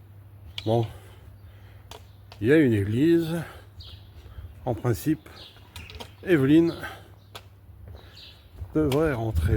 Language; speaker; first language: French; native; French